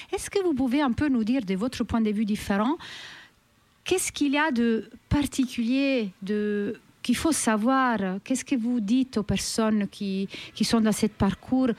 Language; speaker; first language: French; native; French